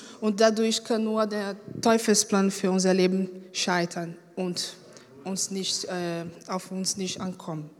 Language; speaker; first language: German; non-native, fluent; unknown